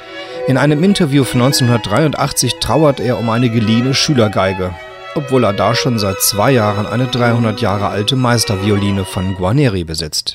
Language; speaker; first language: German; native; German